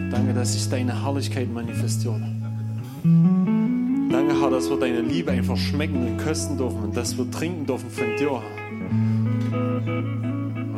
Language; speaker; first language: German; native; German